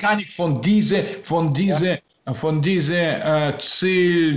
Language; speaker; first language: German; non-native, learner; Russian